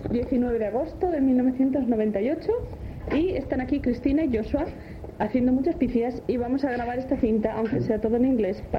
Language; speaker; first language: Spanish; native; Spanish